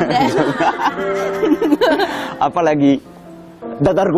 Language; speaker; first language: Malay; non-native, learner; French